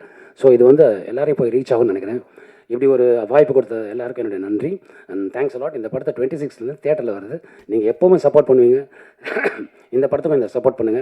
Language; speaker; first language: Tamil; native; Tamil